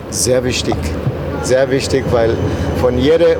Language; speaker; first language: German; non-native, learner; Spanish